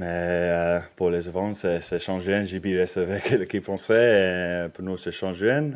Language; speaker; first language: French; non-native, learner; English